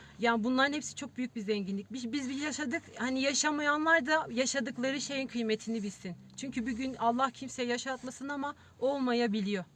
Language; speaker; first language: Turkish; native; Turkish